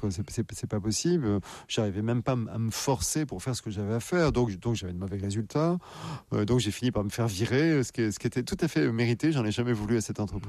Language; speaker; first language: French; native; French